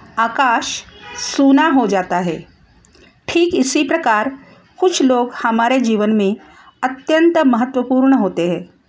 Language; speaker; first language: Hindi; non-native, local second language; Marathi